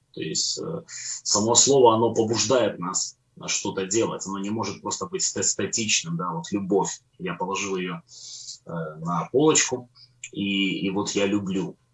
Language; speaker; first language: Russian; native; Russian